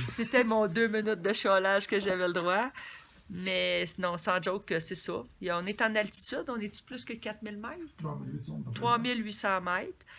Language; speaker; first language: French; native; French